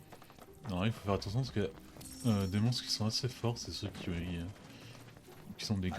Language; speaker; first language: French; native; French